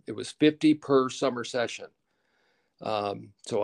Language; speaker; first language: English; native; English